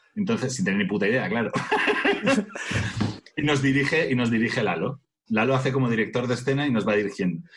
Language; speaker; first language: Spanish; native; Spanish